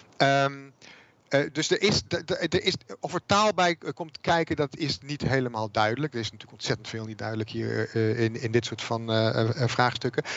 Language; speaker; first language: Dutch; native; Dutch